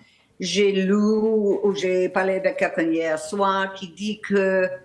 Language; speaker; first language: French; non-native, learner; English